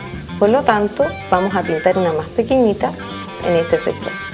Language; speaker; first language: Spanish; native; Spanish